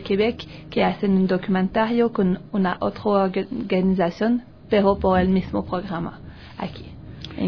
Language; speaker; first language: Spanish; non-native, learner; French